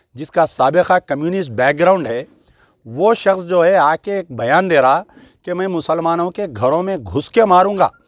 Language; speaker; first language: Hindi; non-native, local second language; Urdu